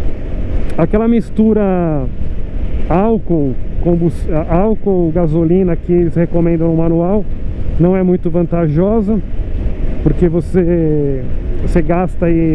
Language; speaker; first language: Portuguese; native; Portuguese